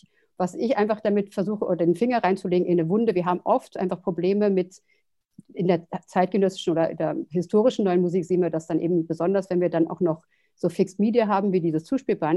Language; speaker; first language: German; native; German